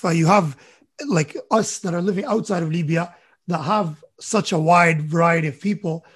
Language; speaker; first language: English; early bilingual, other home language; Arabic